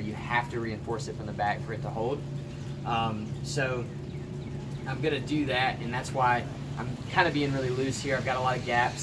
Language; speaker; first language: English; native; English